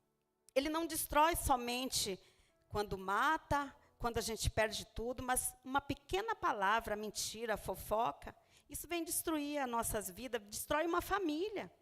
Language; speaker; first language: Portuguese; native; Portuguese